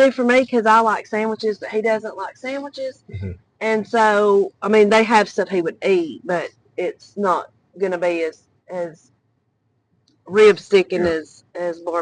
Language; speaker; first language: English; native; English